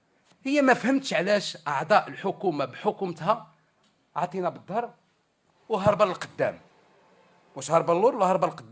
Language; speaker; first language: Arabic; native; Arabic